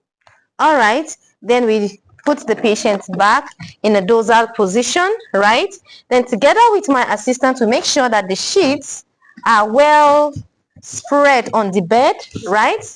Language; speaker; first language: English; non-native, local second language; Igbo